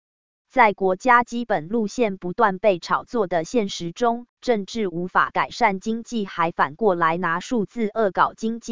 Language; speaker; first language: Chinese; native; Chinese